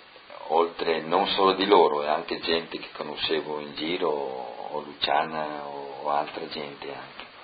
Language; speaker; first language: Italian; non-native, local second language; Friulian